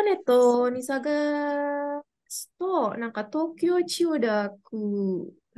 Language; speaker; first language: Japanese; non-native, fluent; Indonesian